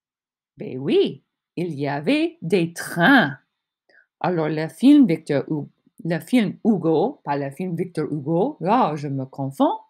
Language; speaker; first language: French; non-native, fluent; English